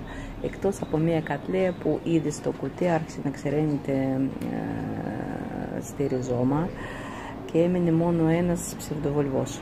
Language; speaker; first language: Greek; non-native, fluent; Russian